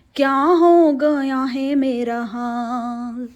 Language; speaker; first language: Hindi; non-native, local second language; Marathi